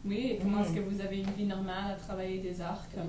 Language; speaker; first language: French; native; French